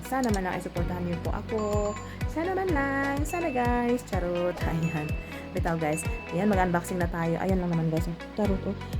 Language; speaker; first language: Filipino; non-native, local second language; Cebuano